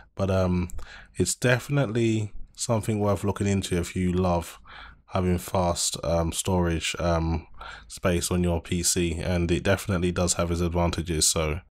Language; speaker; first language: English; native; English